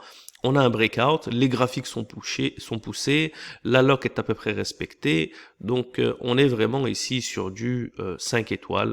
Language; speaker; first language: French; native; French